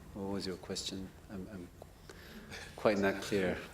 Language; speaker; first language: English; non-native, learner; Korean